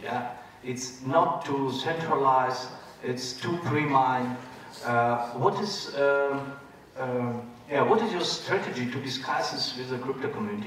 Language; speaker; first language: English; non-native, fluent; German